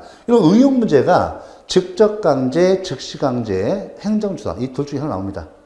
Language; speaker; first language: Korean; native; Korean